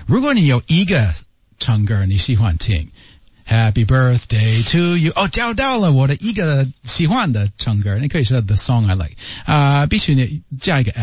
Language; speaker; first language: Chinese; non-native, learner; English